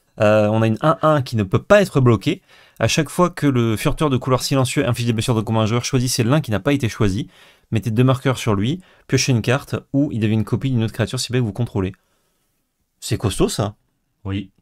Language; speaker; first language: French; native; French